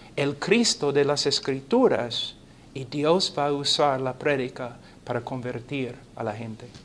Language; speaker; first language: Spanish; non-native, fluent; English